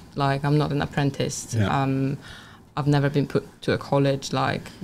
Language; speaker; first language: English; non-native, fluent; Polish